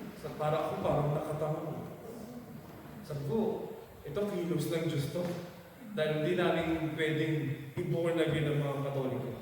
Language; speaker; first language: Filipino; native; Filipino